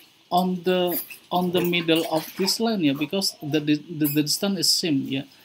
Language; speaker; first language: English; non-native, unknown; Indonesian